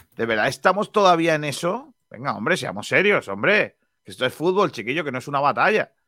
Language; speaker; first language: Spanish; native; Spanish